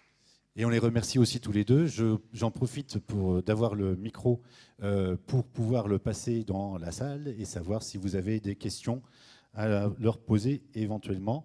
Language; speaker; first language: French; native; French